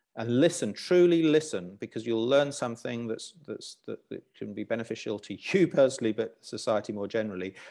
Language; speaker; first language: English; native; English